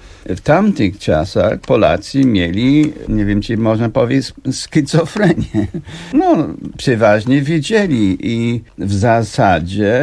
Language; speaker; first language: Polish; non-native, fluent; English